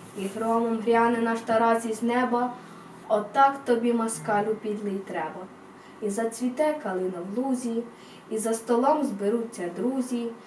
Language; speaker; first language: Ukrainian; native; Ukrainian